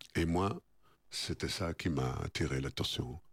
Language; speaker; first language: French; non-native, fluent; Arabic